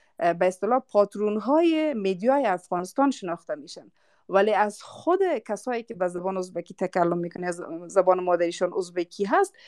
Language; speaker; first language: Persian; non-native, local second language; Uzbek